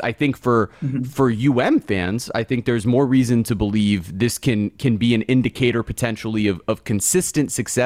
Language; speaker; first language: English; native; English